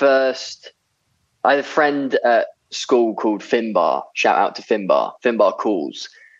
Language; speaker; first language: English; native; English